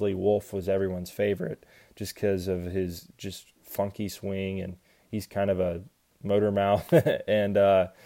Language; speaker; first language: English; native; English